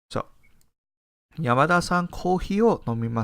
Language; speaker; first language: Japanese; non-native, fluent; English